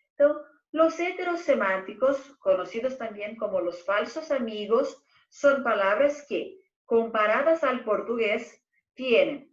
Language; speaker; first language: Spanish; non-native, fluent; Portuguese